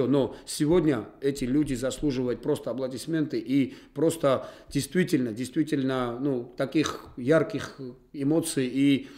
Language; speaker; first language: Russian; native; Russian